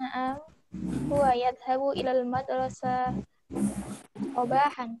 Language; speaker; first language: Arabic; non-native, learner; Indonesian